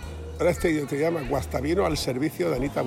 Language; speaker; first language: Spanish; native; Spanish